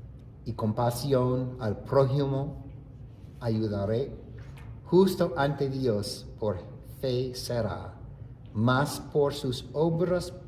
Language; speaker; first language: Spanish; non-native, fluent; English